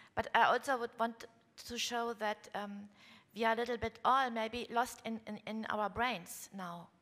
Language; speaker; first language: English; non-native, fluent; German